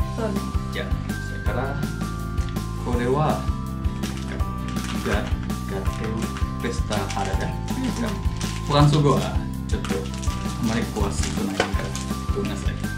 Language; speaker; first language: Japanese; non-native, fluent; Indonesian